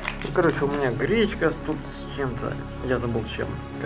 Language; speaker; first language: Russian; native; Russian